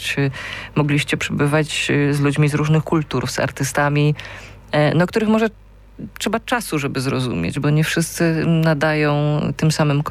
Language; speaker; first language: Polish; native; Polish